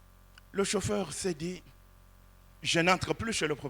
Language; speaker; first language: French; non-native, local second language; Lingala